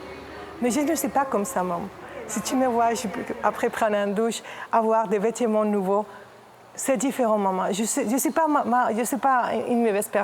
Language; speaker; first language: French; non-native, fluent; Spanish